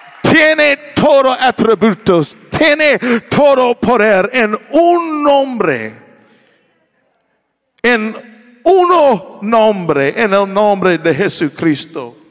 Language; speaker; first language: Spanish; non-native, learner; English